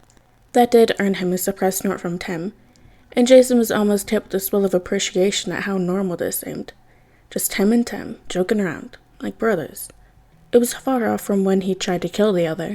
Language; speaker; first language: English; native; English